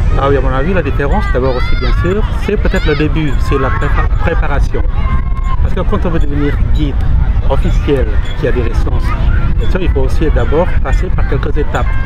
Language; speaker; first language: French; non-native, fluent; Balinese